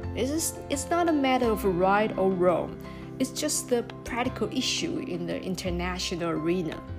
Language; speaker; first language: English; non-native, fluent; Chinese